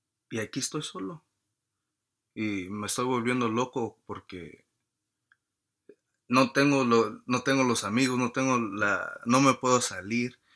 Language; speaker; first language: Spanish; early bilingual, heritage; Spanish